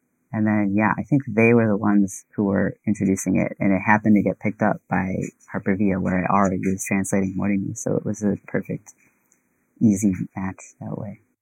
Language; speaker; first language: English; native; English